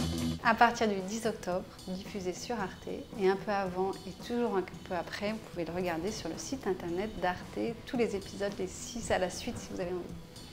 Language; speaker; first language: French; native; French